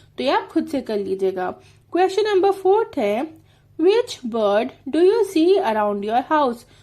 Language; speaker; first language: Hindi; native; Hindi